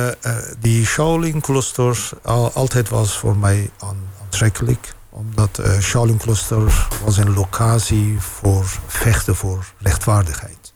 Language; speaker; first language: Dutch; non-native, fluent; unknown